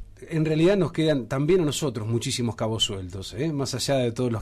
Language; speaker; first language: Spanish; native; Spanish